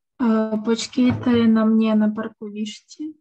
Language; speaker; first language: Czech; non-native, learner; Ukrainian